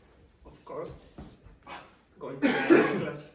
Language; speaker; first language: English; non-native, learner; Spanish